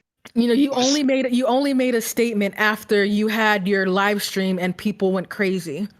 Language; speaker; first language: English; native; English